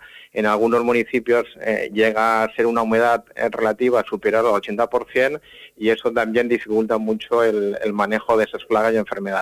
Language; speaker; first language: Spanish; native; Spanish